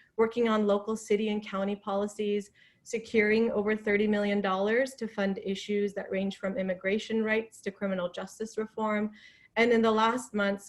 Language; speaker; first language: English; non-native, fluent; Persian